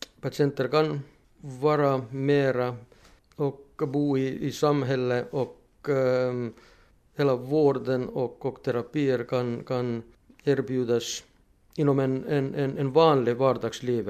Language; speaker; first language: Swedish; non-native, fluent; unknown